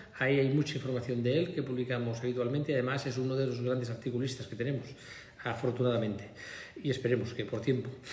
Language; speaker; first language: Spanish; native; Spanish